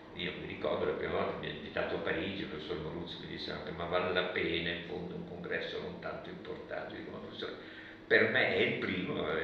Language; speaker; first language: Italian; early bilingual, other home language; Russian